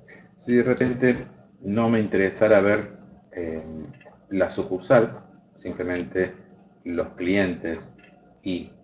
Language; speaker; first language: Spanish; native; Spanish